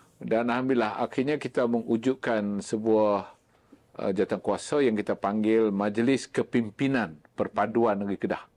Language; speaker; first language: Malay; native; Malay